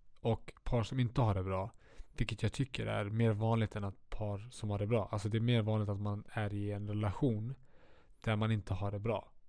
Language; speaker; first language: Swedish; native; Swedish